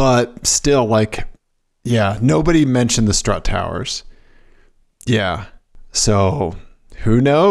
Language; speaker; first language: English; native; English